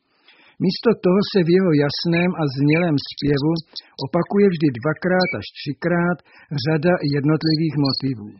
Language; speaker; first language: Czech; native; Czech